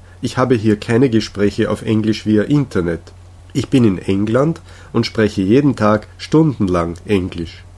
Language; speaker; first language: German; non-native, fluent; Czech